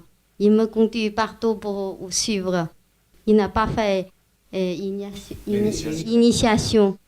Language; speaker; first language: French; non-native, fluent; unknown